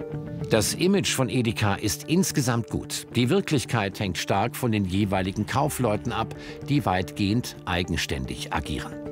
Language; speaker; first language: German; native; German